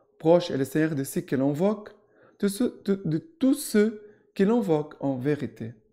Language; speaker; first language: French; non-native, fluent; Portuguese